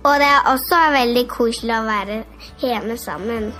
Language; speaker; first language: Norwegian; early bilingual, heritage; Norwegian